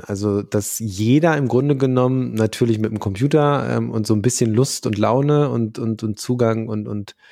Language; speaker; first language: German; native; German